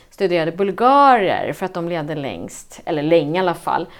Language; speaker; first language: Swedish; native; Swedish